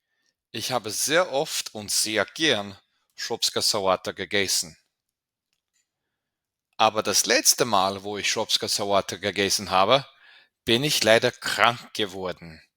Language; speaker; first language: German; non-native, fluent; English